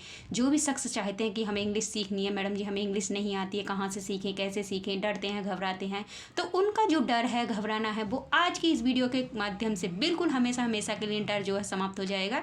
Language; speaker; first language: Hindi; native; Hindi